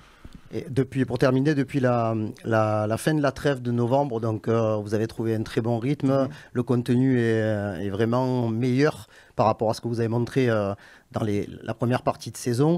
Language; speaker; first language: French; native; French